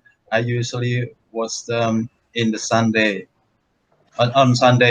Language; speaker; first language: English; non-native, learner; Indonesian